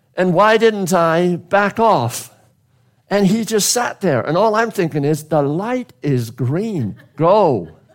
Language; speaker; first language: English; native; English